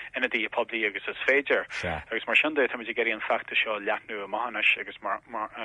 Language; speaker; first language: Irish; native; Irish